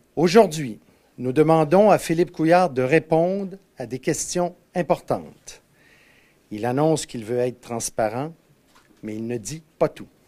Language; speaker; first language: French; native; French